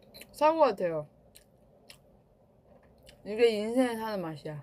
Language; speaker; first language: Korean; non-native, fluent; Chinese